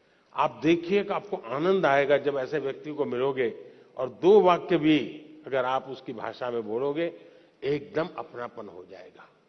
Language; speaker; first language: Hindi; non-native, local second language; Gujarati